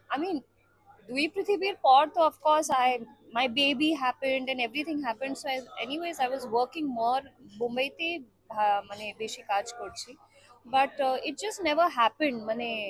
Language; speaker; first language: English; non-native, local second language; Bangla